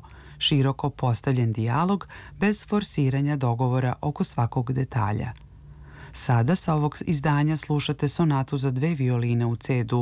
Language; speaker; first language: Serbian; native; Serbian